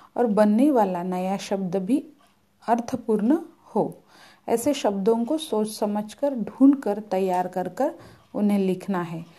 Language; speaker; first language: Hindi; non-native, local second language; Marathi